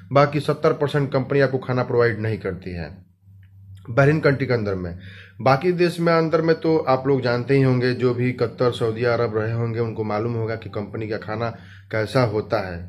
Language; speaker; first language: Hindi; native; Hindi